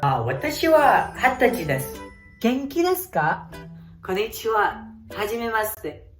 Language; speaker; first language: Japanese; non-native, learner; Indonesian